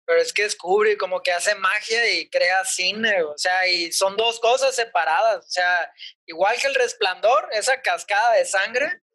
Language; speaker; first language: Spanish; native; Spanish